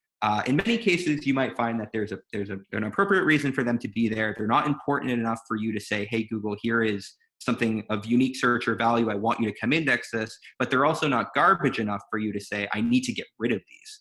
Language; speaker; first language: English; native; English